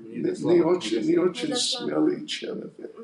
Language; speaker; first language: Russian; non-native, learner; English